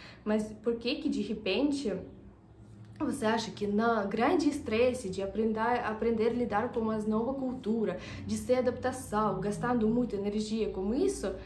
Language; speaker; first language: Portuguese; non-native, fluent; Russian